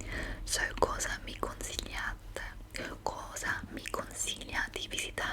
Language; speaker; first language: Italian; early bilingual, heritage; English